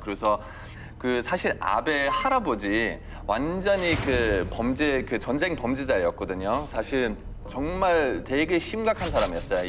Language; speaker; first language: Korean; non-native, fluent; German